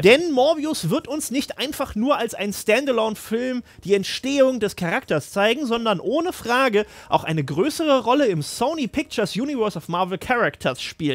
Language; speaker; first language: German; native; German